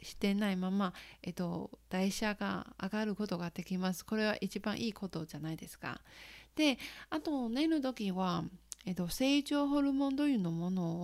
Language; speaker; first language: Japanese; non-native, fluent; Chinese